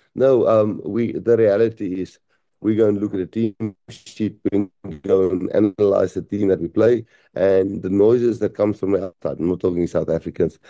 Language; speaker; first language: English; non-native, local second language; Afrikaans